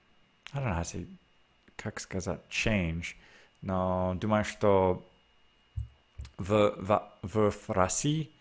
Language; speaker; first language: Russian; non-native, learner; Spanish